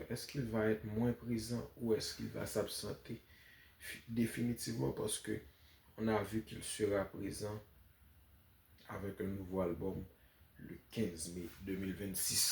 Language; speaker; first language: French; non-native, local second language; Haitian Creole